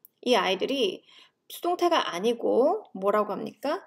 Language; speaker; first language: Korean; native; Korean